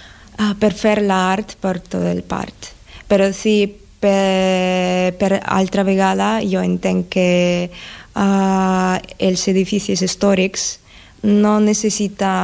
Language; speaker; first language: Catalan; non-native, learner; Russian